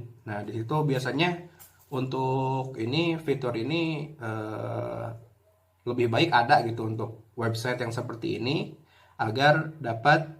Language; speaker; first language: Indonesian; native; Indonesian